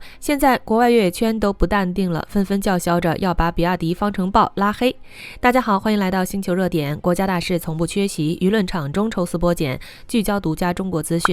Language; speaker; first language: Chinese; native; Chinese